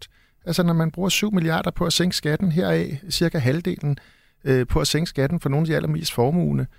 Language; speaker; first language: Danish; native; Danish